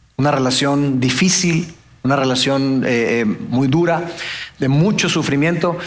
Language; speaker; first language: Spanish; native; Spanish